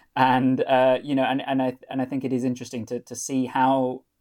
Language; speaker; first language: English; non-native, local second language; Welsh